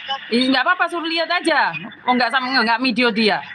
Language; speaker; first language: Indonesian; native; Indonesian